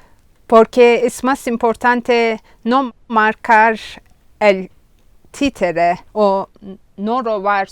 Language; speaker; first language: Spanish; non-native, fluent; Turkish